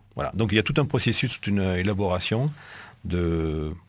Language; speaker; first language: French; native; French